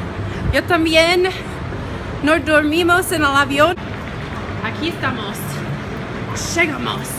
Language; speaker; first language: Spanish; non-native, learner; English